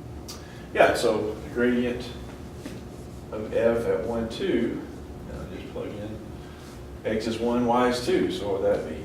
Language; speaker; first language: English; native; English